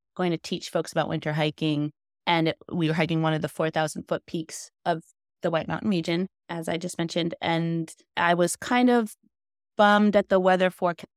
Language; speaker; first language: English; native; English